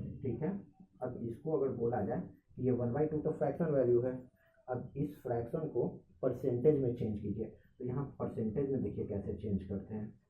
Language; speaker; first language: Hindi; native; Hindi